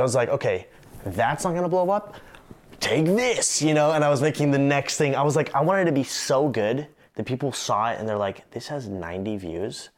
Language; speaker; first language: English; native; English